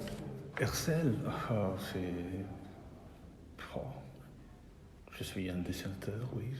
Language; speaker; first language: French; non-native, local second language; Dutch